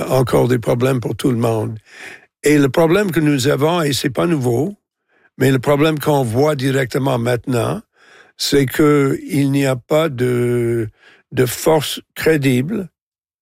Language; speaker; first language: French; non-native, local second language; English